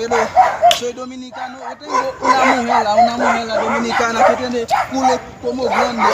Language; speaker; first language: Spanish; non-native, learner; Haitian Creole